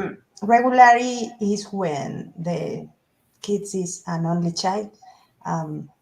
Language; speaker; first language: English; non-native, learner; Spanish